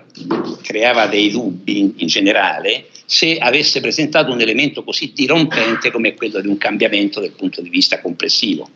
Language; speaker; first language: Italian; native; Italian